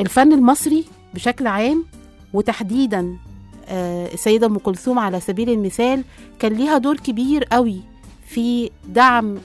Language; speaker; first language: Arabic; native; Arabic